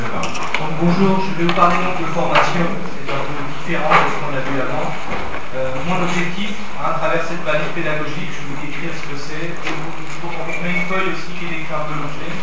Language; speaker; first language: French; native; French